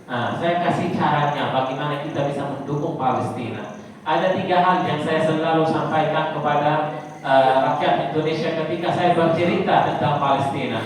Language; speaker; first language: Indonesian; non-native, fluent; Arabic